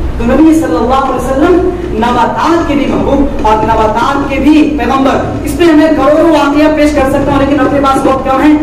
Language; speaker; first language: Urdu; native; Urdu